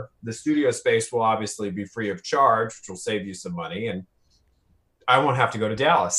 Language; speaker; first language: English; native; English